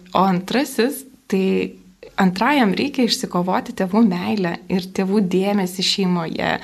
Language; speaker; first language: Lithuanian; native; Lithuanian